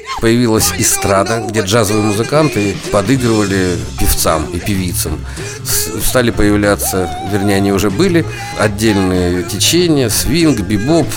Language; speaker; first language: Russian; native; Russian